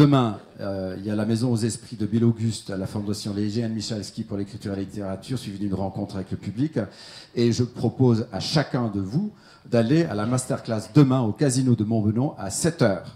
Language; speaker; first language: French; native; French